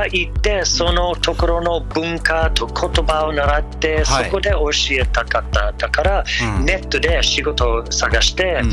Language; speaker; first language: Japanese; non-native, learner; English